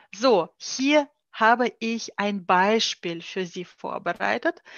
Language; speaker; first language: German; non-native, fluent; Russian